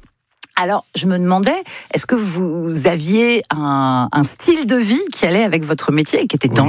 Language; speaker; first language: French; native; French